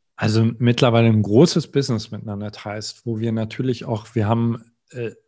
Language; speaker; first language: German; native; German